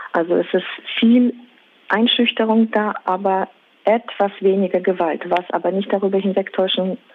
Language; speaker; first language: German; non-native, fluent; Russian